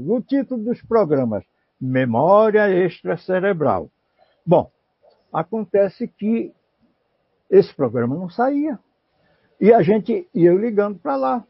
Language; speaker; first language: Portuguese; native; Portuguese